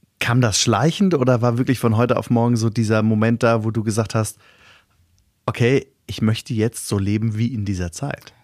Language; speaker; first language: German; native; German